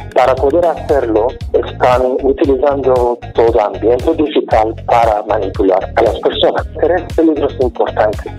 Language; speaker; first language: Spanish; non-native, fluent; Persian